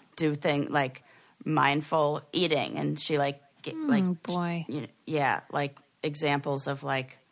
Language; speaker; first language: English; native; English